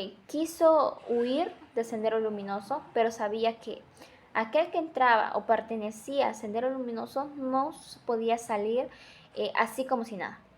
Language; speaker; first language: Spanish; native; Spanish